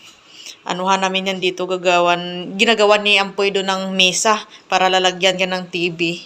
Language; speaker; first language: Filipino; non-native, local second language; Cebuano